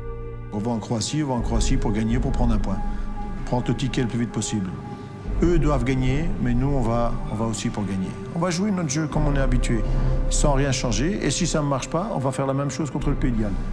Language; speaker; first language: French; native; French